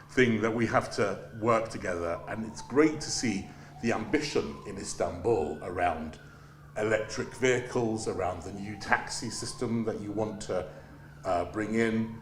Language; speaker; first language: English; early bilingual, other home language; Turkish